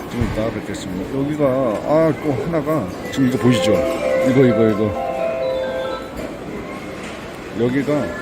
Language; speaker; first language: Korean; native; Korean